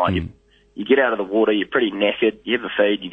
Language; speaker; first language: English; native; English